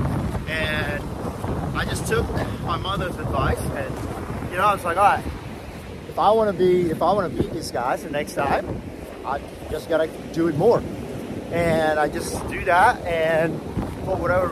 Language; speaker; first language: English; non-native, fluent; Indonesian